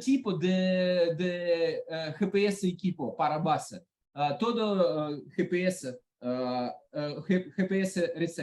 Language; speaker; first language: Spanish; non-native, learner; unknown